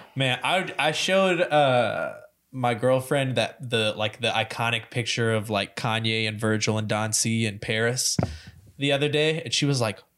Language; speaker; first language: English; native; English